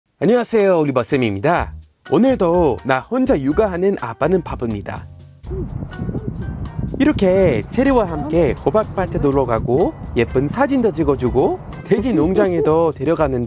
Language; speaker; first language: Korean; non-native, fluent; English